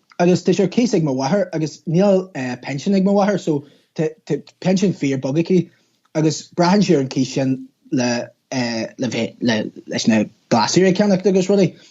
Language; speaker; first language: Irish; non-native, local second language; English